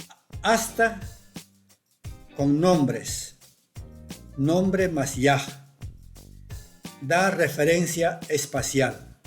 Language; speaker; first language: Spanish; non-native, local second language; Quechua